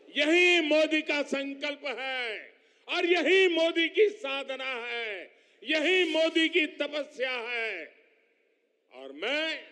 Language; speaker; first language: Hindi; non-native, local second language; Gujarati